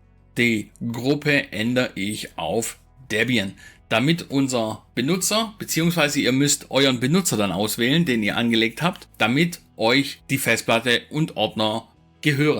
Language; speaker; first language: German; native; German